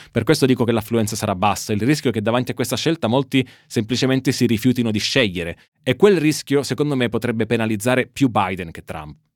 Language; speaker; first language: Italian; native; Italian